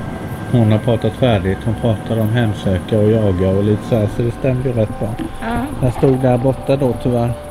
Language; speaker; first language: Swedish; native; Swedish